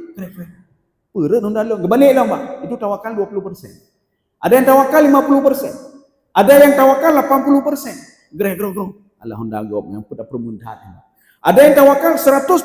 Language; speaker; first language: Malay; non-native, local second language; Achinese